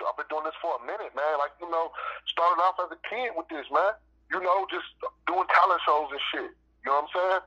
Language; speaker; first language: English; native; English